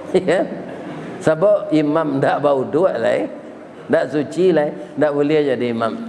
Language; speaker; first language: Malay; non-native, local second language; Minangkabau